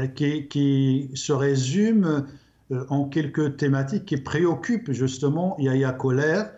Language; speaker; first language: French; non-native, local second language; Arabic